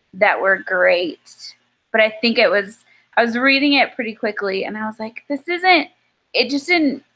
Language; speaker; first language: English; native; English